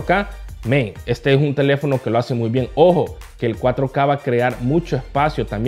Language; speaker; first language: Spanish; native; Spanish